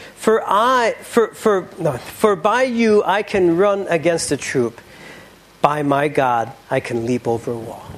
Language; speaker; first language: English; native; English